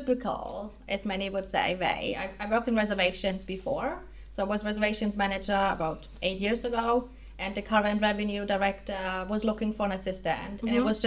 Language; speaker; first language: English; non-native, fluent; German